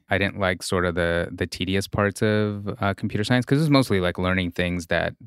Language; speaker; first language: English; non-native, fluent; Russian